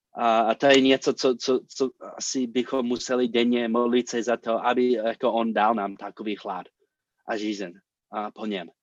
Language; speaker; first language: Czech; non-native, fluent; English